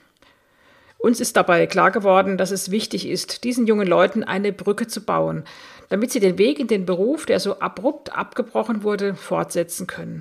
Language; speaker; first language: German; native; German